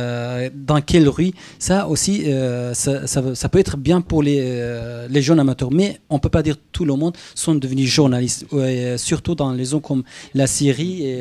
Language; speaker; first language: French; non-native, fluent; Kurdish